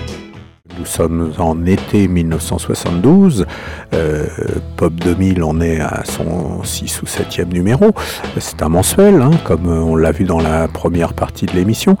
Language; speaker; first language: French; native; French